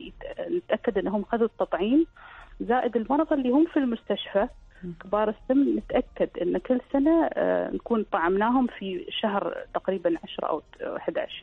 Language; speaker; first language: Arabic; native; Arabic